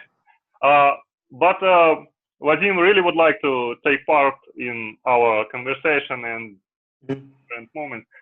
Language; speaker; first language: English; non-native, learner; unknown